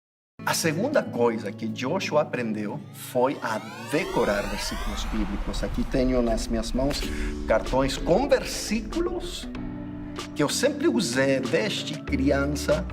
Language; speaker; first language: Portuguese; non-native, fluent; English